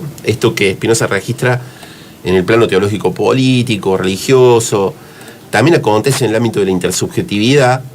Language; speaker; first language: Spanish; native; Spanish